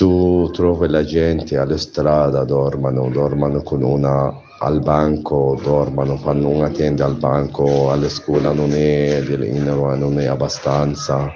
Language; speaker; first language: Italian; non-native, learner; Arabic